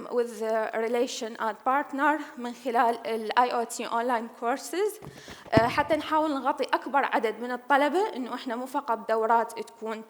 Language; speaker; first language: English; non-native, learner; Arabic